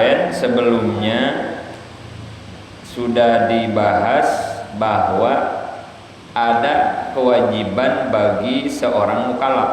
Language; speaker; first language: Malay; non-native, local second language; Sundanese